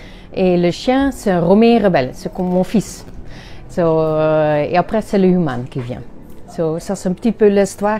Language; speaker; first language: French; non-native, learner; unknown